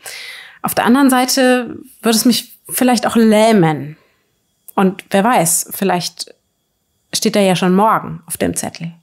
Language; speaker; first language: German; native; German